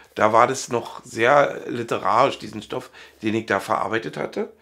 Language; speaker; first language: German; native; German